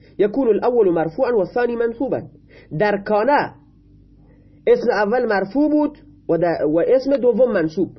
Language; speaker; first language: Persian; non-native, local second language; Baluchi